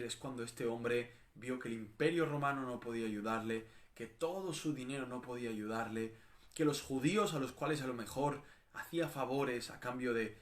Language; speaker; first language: Spanish; native; Spanish